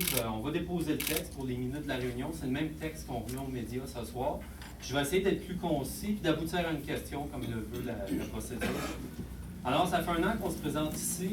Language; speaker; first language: French; native; French